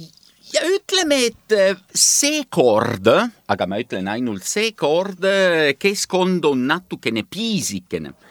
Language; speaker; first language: Estonian; non-native, learner; Italian